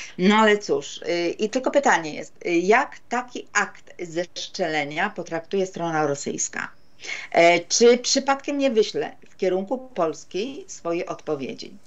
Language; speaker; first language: Polish; native; Polish